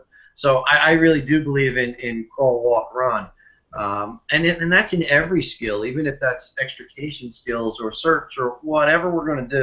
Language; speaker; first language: English; native; English